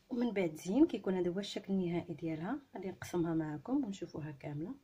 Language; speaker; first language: Arabic; native; Arabic